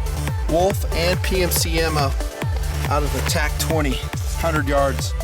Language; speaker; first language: English; native; English